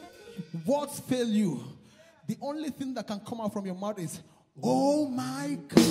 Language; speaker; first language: English; non-native, local second language; Igbo